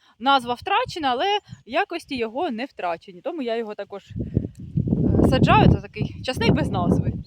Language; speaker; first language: Ukrainian; non-native, local second language; Russian